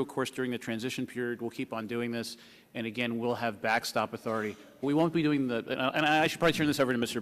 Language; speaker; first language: English; native; English